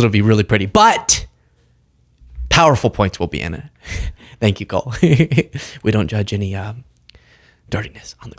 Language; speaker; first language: English; native; English